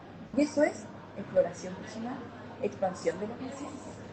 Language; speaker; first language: Spanish; native; Spanish